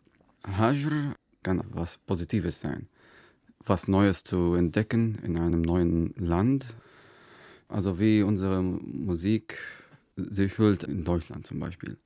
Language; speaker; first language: German; non-native, fluent; Arabic